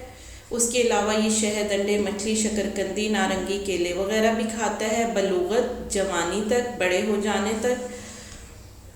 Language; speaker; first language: Urdu; native; Urdu